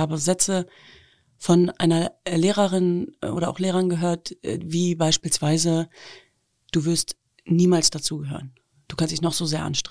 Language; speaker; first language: German; native; German